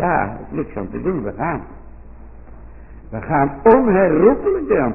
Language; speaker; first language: Dutch; native; Dutch